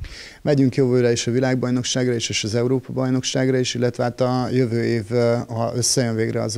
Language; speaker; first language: Hungarian; native; Hungarian